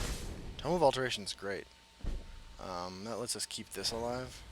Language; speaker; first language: English; native; English